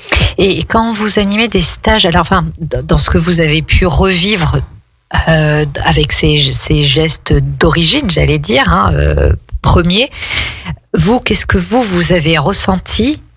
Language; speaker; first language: French; native; French